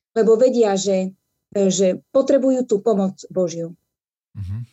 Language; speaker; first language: Slovak; native; Slovak